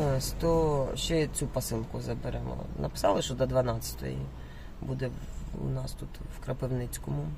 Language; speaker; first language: Ukrainian; non-native, local second language; Russian